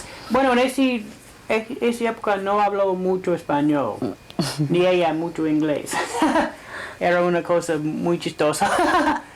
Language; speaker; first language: Spanish; non-native, fluent; English